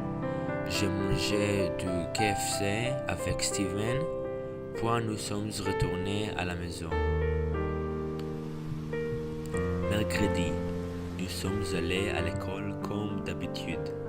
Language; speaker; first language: French; non-native, learner; English